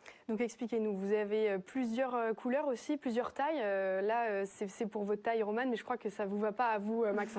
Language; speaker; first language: French; native; French